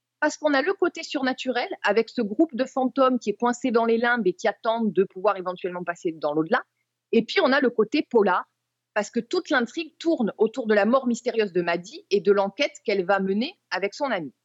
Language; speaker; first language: French; native; French